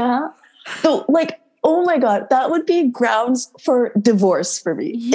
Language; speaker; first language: English; native; English